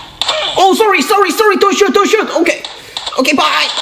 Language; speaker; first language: English; non-native, learner; Korean